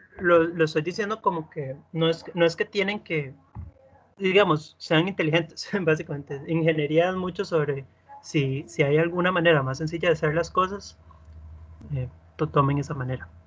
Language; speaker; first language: Spanish; native; Spanish